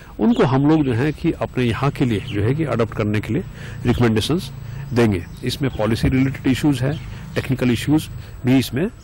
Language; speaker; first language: Hindi; native; Hindi